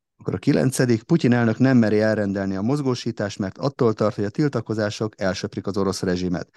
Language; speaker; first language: Hungarian; native; Hungarian